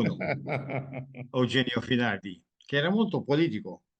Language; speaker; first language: Italian; non-native, fluent; Maltese